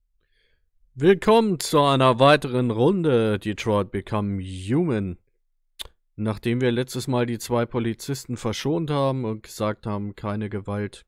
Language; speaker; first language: German; native; German